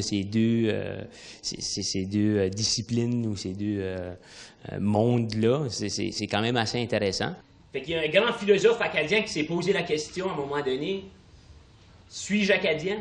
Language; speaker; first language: French; native; French